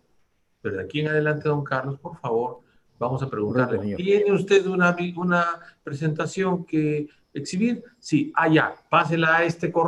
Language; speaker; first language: Spanish; native; Spanish